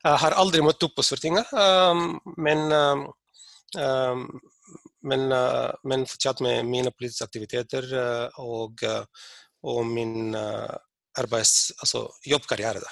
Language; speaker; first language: Norwegian; non-native, fluent; Arabic